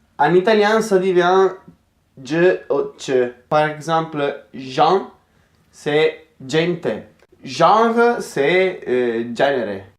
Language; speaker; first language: French; non-native, fluent; Italian